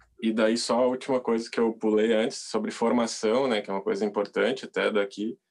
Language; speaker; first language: Portuguese; native; Portuguese